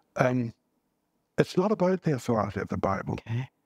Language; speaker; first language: English; native; English